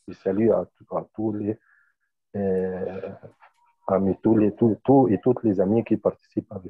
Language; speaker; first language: French; non-native, fluent; Arabic